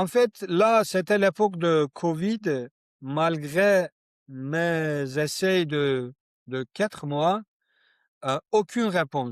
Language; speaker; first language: French; non-native, learner; Kurdish